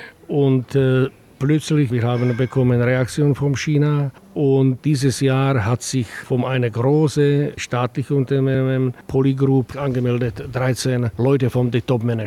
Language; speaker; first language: German; non-native, learner; Slovak